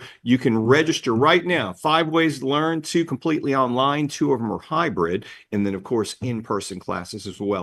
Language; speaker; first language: English; native; English